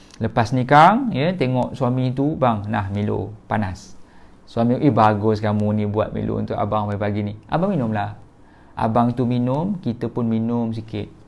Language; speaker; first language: Malay; native; Malay